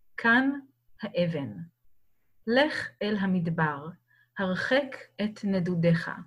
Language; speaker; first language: Hebrew; native; Hebrew